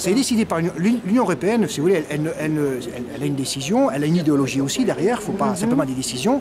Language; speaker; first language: French; native; French